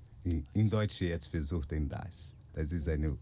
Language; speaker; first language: German; non-native, learner; Portuguese